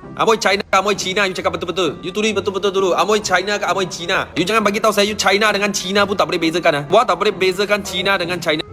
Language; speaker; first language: Malay; non-native, local second language; Chinese